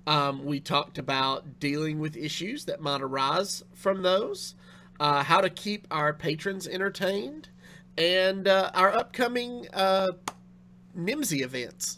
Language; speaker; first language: English; native; English